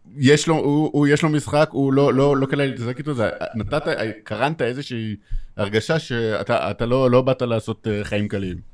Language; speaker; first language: Hebrew; native; Hebrew